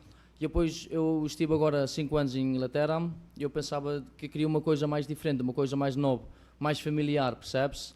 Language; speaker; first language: Portuguese; early bilingual, heritage; Portuguese